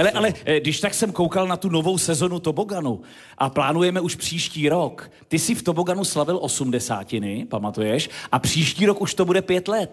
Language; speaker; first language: Czech; native; Czech